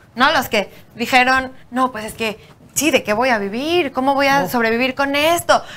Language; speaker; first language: Spanish; native; Spanish